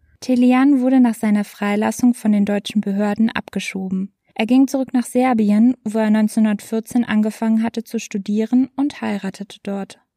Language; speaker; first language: German; native; German